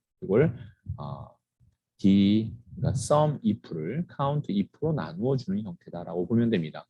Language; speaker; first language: Korean; native; Korean